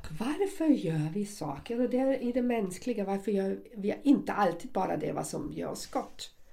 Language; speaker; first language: Swedish; non-native, fluent; German